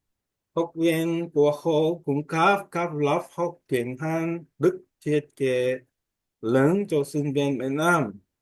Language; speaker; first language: Vietnamese; non-native, learner; Korean